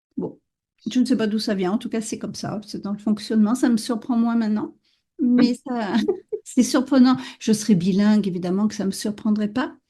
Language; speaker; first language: French; native; French